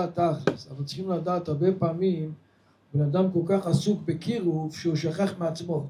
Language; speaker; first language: Hebrew; non-native, fluent; Yiddish